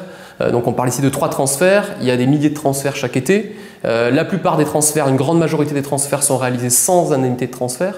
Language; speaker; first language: French; native; French